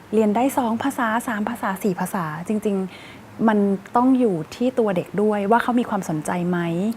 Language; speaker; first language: Thai; native; Thai